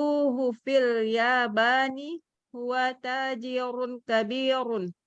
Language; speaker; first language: Arabic; non-native, learner; Indonesian